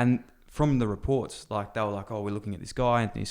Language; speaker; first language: English; native; English